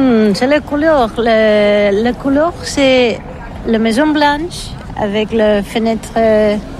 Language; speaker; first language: French; non-native, learner; Catalan